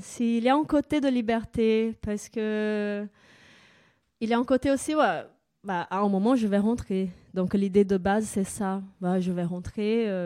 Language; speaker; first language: French; non-native, fluent; Portuguese